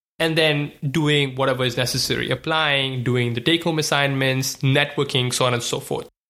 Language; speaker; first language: English; non-native, local second language; Hindi